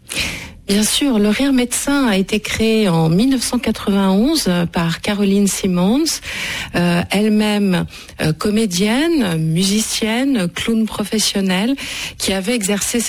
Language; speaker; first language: French; native; French